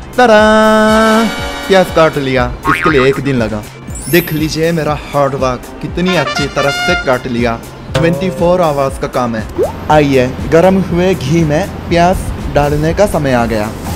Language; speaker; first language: Hindi; non-native, fluent; Japanese